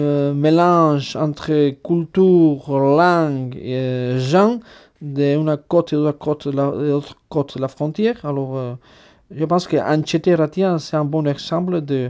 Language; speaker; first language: French; non-native, fluent; Basque